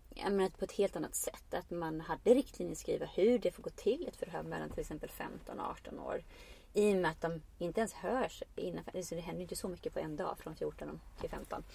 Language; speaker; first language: Swedish; non-native, fluent; Icelandic